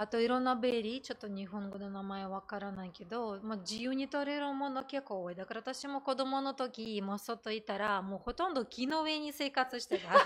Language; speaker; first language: Japanese; non-native, fluent; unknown